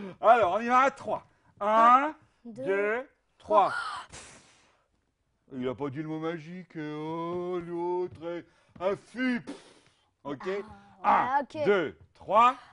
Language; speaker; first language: French; native; French